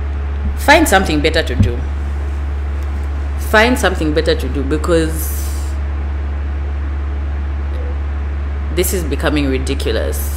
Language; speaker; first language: English; non-native, local second language; Bemba